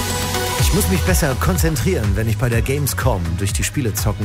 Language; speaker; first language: German; native; German